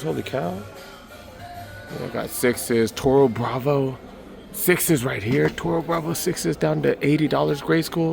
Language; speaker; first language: English; native; English